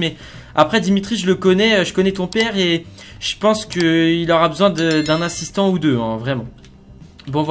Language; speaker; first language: French; native; French